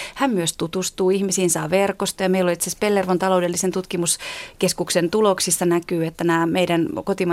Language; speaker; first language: Finnish; native; Finnish